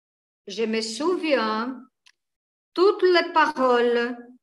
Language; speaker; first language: French; non-native, learner; Portuguese